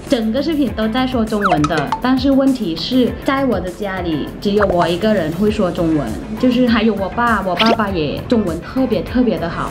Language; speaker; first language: Chinese; non-native, fluent; Thai